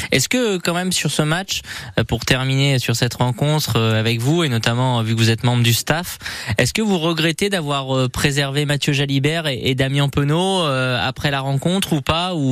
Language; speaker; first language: French; native; French